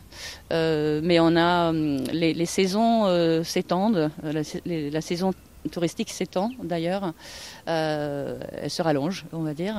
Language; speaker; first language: French; non-native, fluent; Norwegian